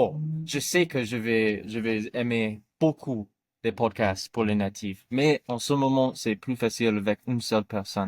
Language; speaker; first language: French; non-native, learner; English